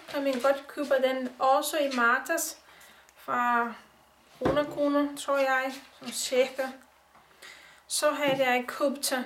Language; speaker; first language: Danish; non-native, learner; Portuguese